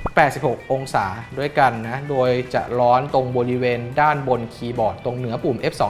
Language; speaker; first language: Thai; native; Thai